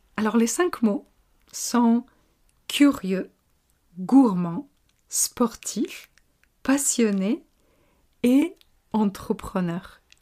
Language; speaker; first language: French; non-native, fluent; Polish